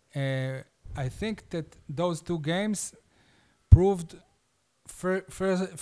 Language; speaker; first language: English; non-native, learner; Hebrew